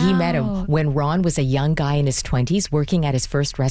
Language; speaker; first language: English; native; English